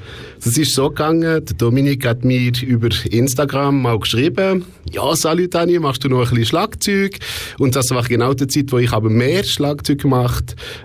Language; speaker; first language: German; non-native, local second language; French